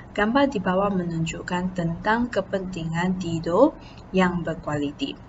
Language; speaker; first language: Malay; non-native, local second language; Chinese